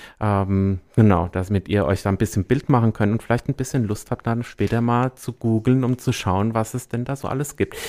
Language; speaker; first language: German; native; German